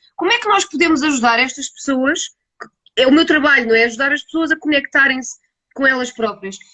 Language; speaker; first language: Portuguese; native; Portuguese